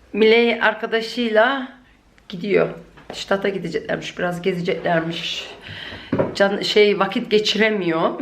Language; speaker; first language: Turkish; early bilingual, heritage; Turkish